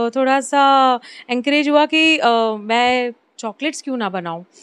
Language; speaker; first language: Hindi; native; Hindi